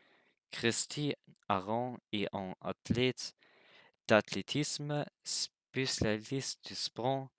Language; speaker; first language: French; non-native, learner; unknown